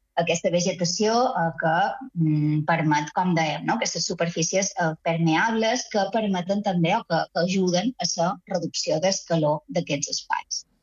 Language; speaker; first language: Catalan; native; Catalan